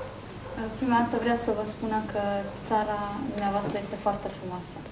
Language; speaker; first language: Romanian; non-native, learner; French